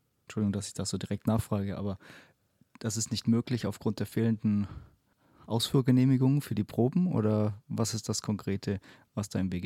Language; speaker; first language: German; native; German